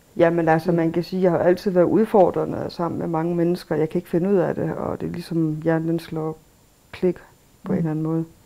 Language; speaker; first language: Danish; early bilingual, other home language; Kalaallisut